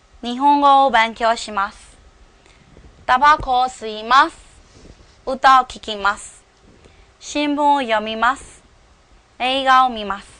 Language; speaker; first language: Japanese; non-native, learner; Burmese